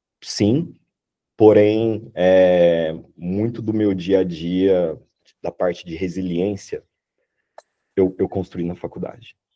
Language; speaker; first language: Portuguese; native; Portuguese